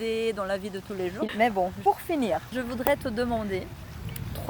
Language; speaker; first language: French; non-native, fluent; Portuguese